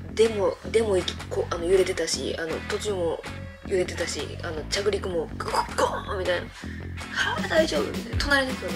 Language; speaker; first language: Japanese; native; Japanese